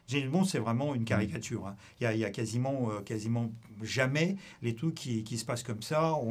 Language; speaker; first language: French; non-native, fluent; Russian